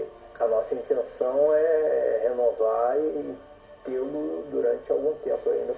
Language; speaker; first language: Portuguese; native; Portuguese